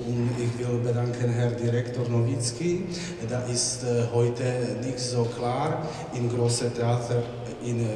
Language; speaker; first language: German; non-native, learner; Czech